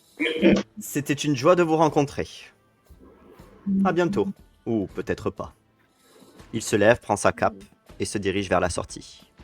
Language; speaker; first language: French; native; French